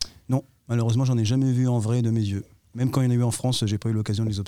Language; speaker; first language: French; native; French